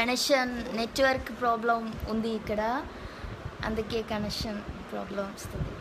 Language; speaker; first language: Telugu; non-native, learner; Malayalam